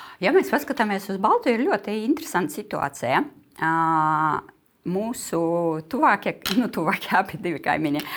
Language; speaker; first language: Latvian; non-native, local second language; Russian